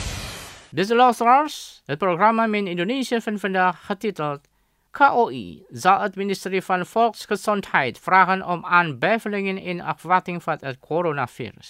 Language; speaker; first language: Dutch; non-native, fluent; Indonesian